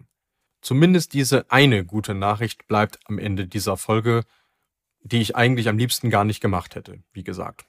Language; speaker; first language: German; native; German